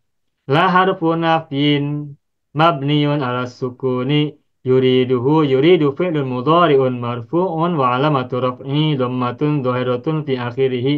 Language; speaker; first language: Arabic; non-native, fluent; Indonesian